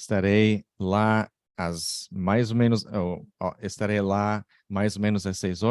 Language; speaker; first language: Portuguese; non-native, fluent; English